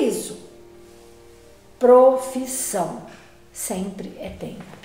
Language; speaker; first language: Portuguese; native; Portuguese